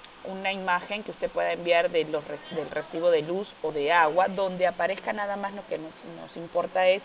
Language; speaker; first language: Spanish; native; Spanish